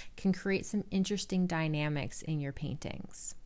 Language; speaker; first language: English; native; English